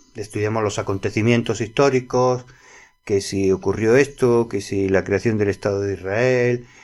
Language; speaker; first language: Spanish; native; Spanish